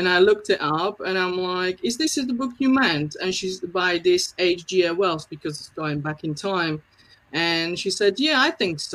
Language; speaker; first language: English; non-native, fluent; Slovak